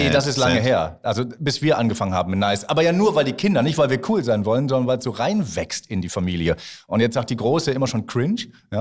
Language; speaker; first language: German; native; German